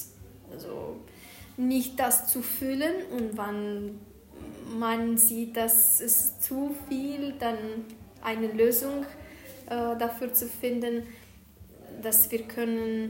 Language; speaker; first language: German; non-native, fluent; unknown